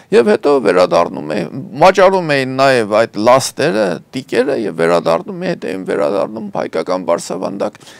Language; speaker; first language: Armenian; native; Armenian